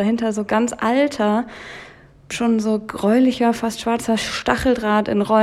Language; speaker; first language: German; native; German